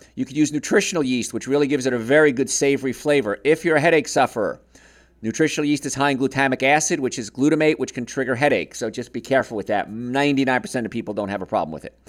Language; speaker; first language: English; native; English